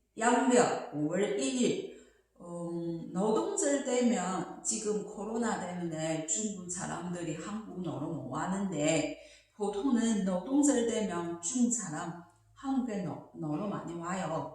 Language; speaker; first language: Korean; non-native, fluent; Chinese